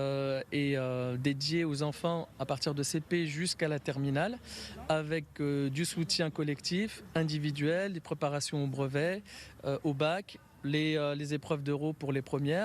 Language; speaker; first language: French; native; French